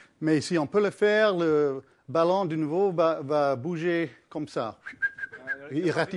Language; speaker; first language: French; early bilingual, heritage; English